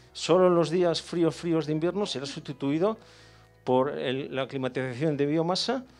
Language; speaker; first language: Spanish; native; Spanish